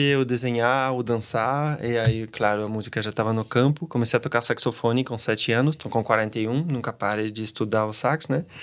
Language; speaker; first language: Portuguese; non-native, fluent; French